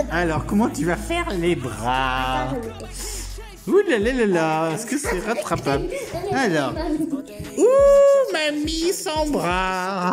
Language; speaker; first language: French; native; French